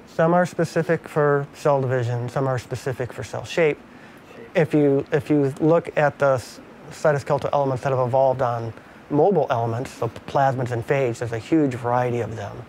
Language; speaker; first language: English; native; English